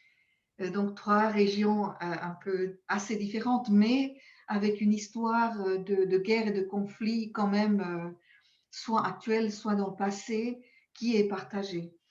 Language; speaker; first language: French; non-native, local second language; German